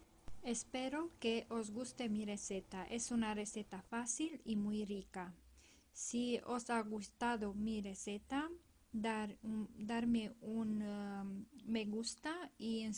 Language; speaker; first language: Spanish; non-native, fluent; Romanian